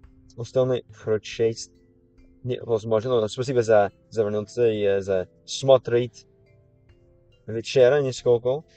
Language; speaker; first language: Russian; non-native, learner; English